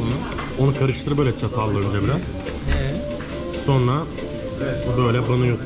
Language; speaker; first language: Turkish; native; Turkish